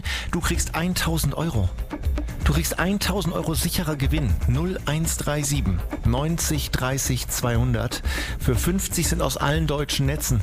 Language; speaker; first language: German; native; German